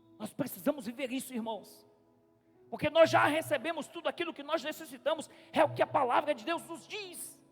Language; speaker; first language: Portuguese; native; Portuguese